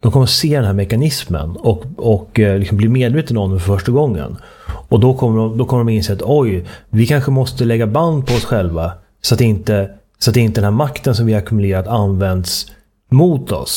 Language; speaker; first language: Swedish; native; Swedish